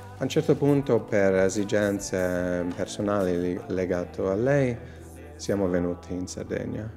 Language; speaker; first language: Italian; non-native, fluent; English